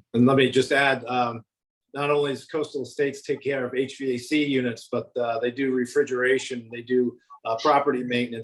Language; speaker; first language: English; native; English